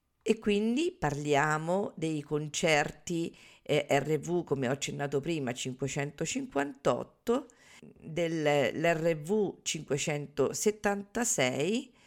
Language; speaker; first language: Italian; native; Italian